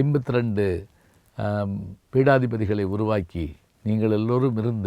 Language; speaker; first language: Tamil; native; Tamil